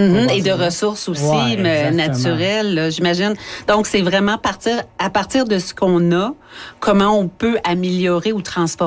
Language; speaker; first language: French; native; French